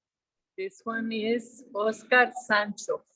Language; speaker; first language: English; non-native, fluent; Spanish